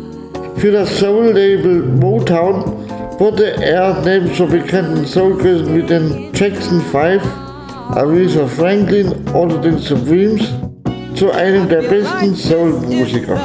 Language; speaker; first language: German; native; German